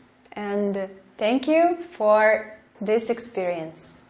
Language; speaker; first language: English; non-native, learner; Russian